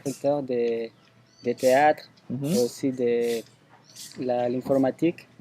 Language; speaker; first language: French; non-native, fluent; Spanish